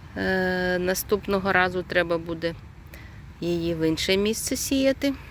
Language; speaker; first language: Ukrainian; non-native, local second language; Russian